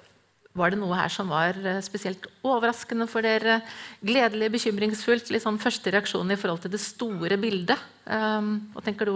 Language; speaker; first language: Norwegian; native; Norwegian